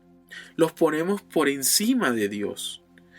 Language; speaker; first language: Spanish; native; Spanish